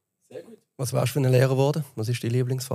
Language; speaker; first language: German; native; German